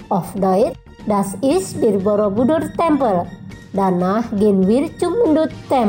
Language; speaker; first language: German; non-native, fluent; Indonesian